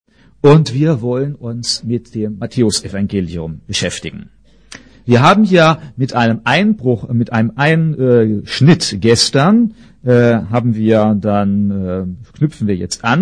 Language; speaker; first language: German; native; German